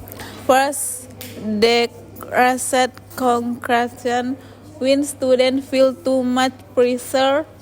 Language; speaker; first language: English; non-native, learner; Indonesian